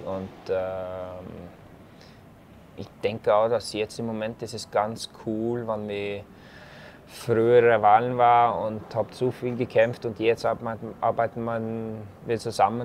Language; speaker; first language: German; non-native, fluent; Norwegian